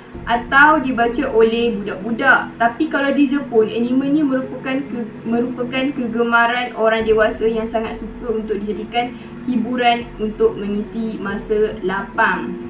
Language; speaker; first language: Malay; native; Malay